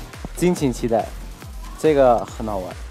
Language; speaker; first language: Chinese; non-native, fluent; Thai